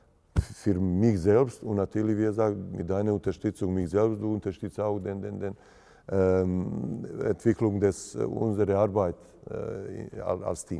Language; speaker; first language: German; non-native, fluent; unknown